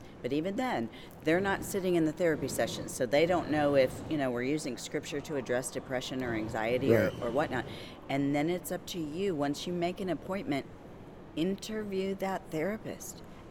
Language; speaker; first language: English; native; English